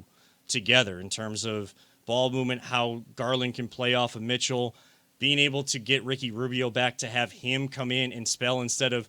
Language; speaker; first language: English; native; English